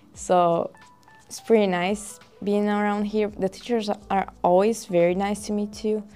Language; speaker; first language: English; non-native, fluent; Portuguese